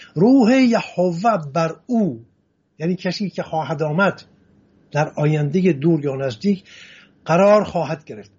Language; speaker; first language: Persian; non-native, local second language; Assyrian Neo-Aramaic